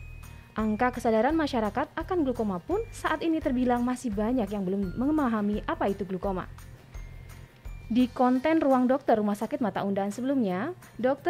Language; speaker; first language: Indonesian; native; Indonesian